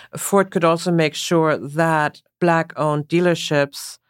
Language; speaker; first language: English; non-native, fluent; German